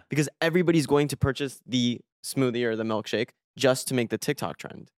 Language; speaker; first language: English; early bilingual, other home language; Spanish